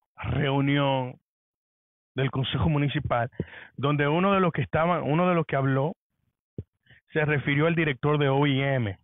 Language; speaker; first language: Spanish; early bilingual, heritage; Spanish